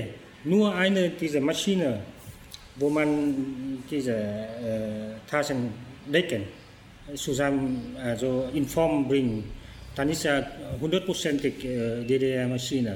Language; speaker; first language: German; non-native, learner; Vietnamese